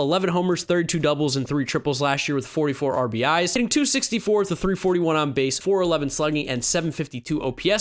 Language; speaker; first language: English; native; English